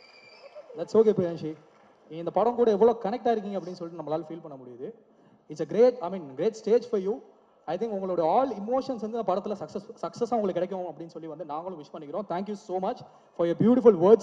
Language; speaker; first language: Tamil; native; Tamil